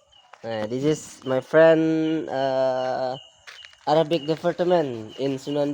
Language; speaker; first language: English; non-native, learner; Indonesian